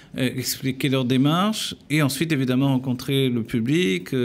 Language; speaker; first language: French; native; French